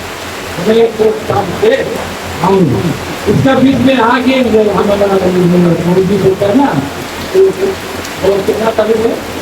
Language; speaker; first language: Hindi; non-native, local second language; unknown